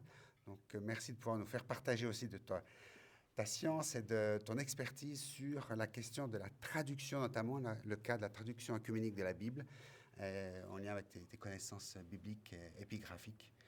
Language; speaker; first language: French; native; French